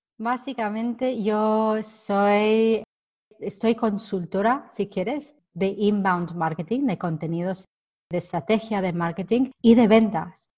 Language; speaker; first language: Spanish; non-native, fluent; English